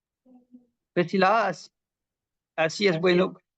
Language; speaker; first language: Spanish; non-native, fluent; French